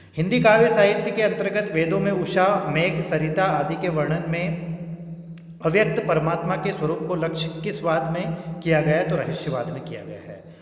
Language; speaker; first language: Hindi; native; Hindi